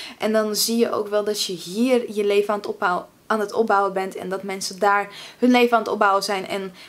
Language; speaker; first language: Dutch; early bilingual, other home language; Russian